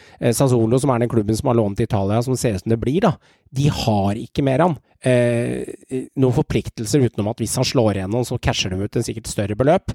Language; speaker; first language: Norwegian; native; Norwegian